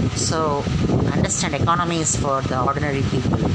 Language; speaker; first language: English; non-native, local second language; Tamil